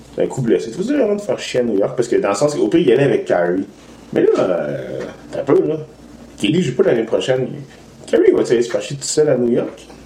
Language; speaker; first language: French; native; French